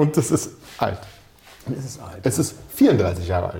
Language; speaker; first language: German; native; German